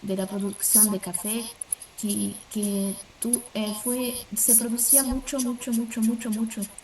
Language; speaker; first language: Spanish; non-native, fluent; Portuguese